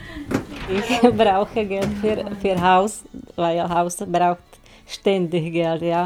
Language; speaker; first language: German; non-native, learner; Slovak